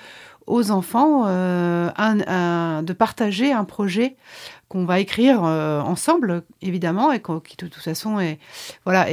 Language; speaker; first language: French; native; French